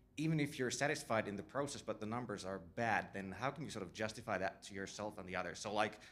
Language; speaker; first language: English; non-native, fluent; Finnish